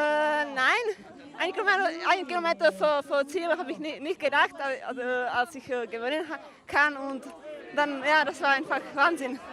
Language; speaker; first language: German; non-native, fluent; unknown